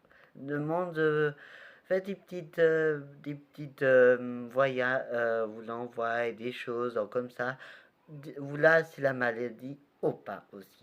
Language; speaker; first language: French; non-native, learner; Portuguese